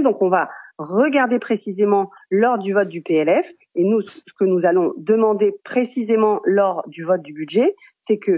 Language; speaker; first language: French; native; French